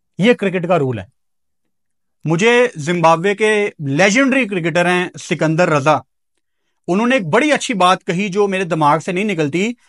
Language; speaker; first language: Urdu; non-native, local second language; Punjabi